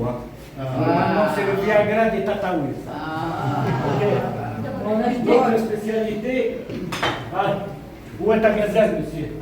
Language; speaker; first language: French; non-native, learner; Arabic